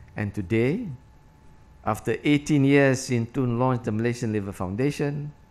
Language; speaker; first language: English; non-native, local second language; Malay